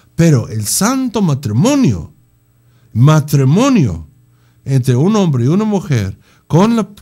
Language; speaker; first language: Spanish; non-native, fluent; English